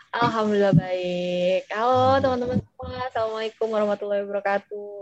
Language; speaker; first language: Indonesian; native; Indonesian